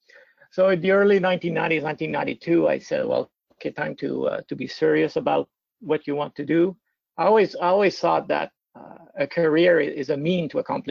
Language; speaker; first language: English; native; English